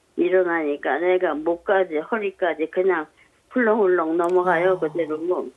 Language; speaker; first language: Korean; native; Korean